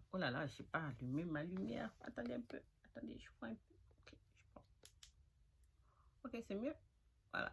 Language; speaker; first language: French; non-native, local second language; Fula